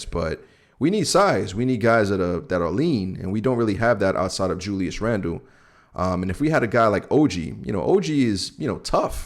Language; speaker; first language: English; native; English